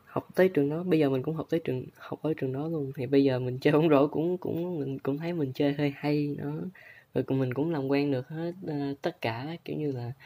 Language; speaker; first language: Vietnamese; native; Vietnamese